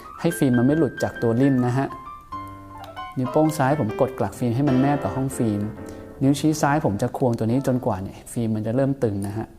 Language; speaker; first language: Thai; native; Thai